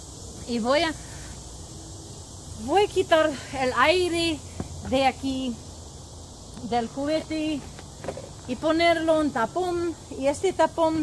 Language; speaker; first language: Spanish; non-native, learner; English